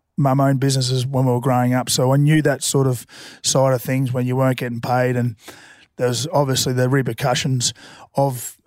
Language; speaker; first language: English; native; English